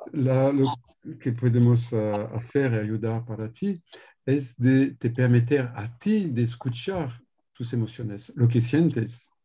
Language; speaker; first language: Spanish; non-native, learner; French